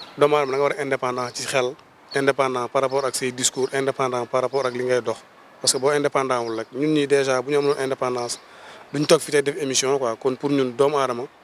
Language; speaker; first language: Wolof; non-native, local second language; Fula